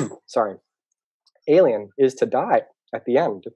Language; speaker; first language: English; native; English